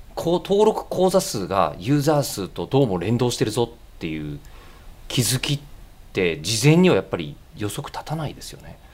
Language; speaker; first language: Japanese; native; Japanese